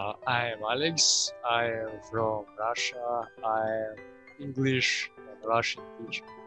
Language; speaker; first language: English; non-native, fluent; Russian